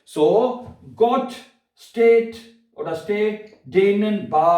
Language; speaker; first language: German; non-native, learner; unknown